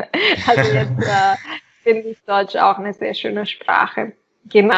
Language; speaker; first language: German; non-native, fluent; Catalan